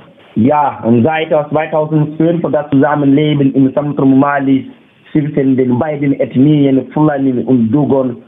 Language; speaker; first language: German; non-native, fluent; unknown